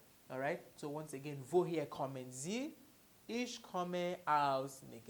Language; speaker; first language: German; non-native, fluent; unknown